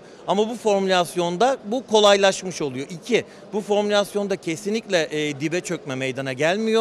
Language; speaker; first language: Turkish; native; Turkish